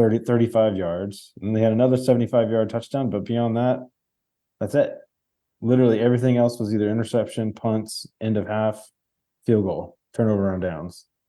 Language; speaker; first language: English; native; English